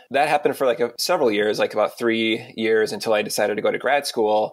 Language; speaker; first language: English; native; English